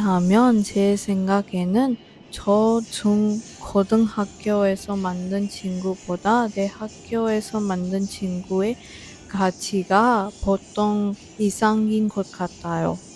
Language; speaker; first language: Korean; non-native, fluent; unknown